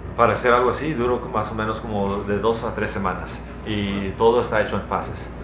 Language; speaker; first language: Spanish; early bilingual, heritage; Spanish